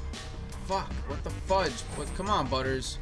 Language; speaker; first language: English; native; English